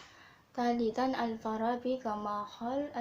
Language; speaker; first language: Arabic; non-native, learner; Indonesian